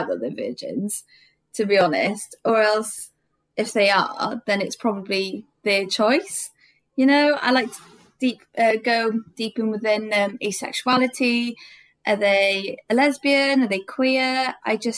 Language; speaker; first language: English; native; English